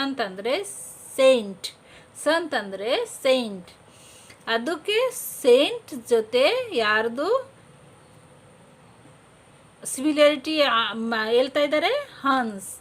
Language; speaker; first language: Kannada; non-native, local second language; Hindi